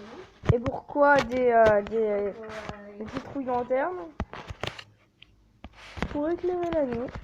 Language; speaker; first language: French; native; French